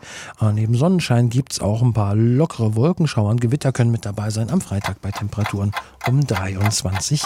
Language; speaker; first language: German; native; German